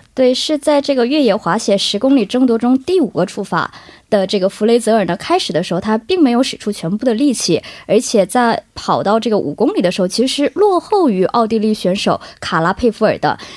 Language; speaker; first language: Chinese; native; Chinese